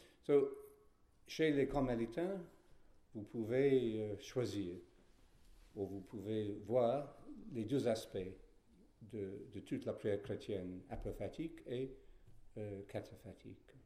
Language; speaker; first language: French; non-native, fluent; English